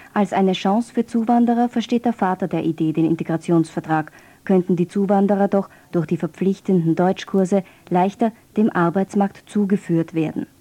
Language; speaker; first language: German; native; German